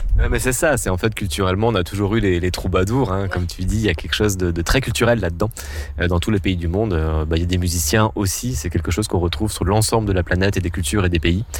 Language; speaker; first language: French; native; French